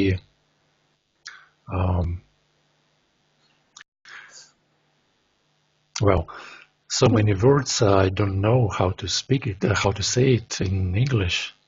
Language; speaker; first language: English; non-native, learner; Russian